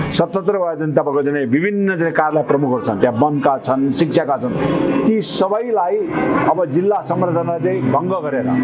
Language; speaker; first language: Nepali; non-native, local second language; Sherpa